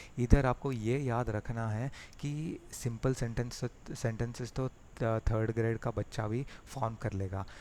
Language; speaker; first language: Hindi; native; Hindi